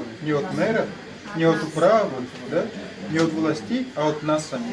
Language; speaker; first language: Russian; non-native, local second language; Yakut